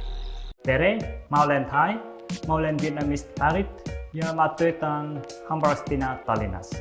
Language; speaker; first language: Estonian; non-native, fluent; Vietnamese